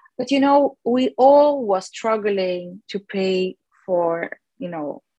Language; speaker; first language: English; non-native, fluent; Russian